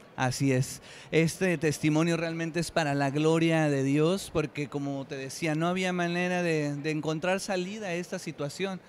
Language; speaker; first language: Spanish; native; Spanish